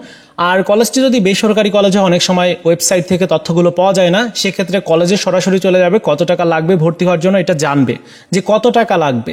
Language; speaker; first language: Bangla; native; Bangla